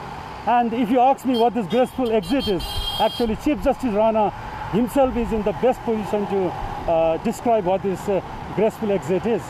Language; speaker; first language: English; non-native, local second language; Nepali